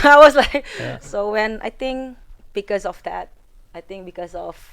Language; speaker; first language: English; non-native, fluent; Indonesian